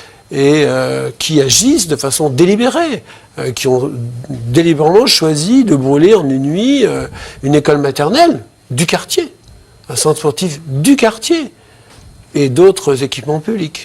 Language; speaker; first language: French; native; French